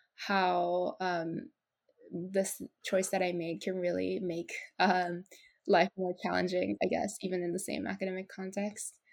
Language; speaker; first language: English; non-native, fluent; Japanese